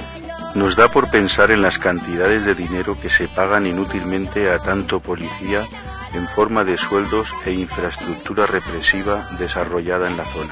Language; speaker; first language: Spanish; native; Spanish